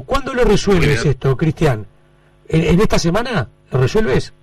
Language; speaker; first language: Spanish; native; Spanish